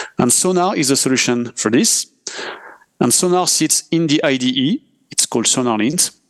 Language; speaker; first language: English; non-native, fluent; French